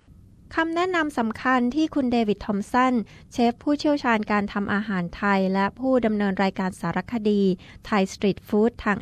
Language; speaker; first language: Thai; native; Thai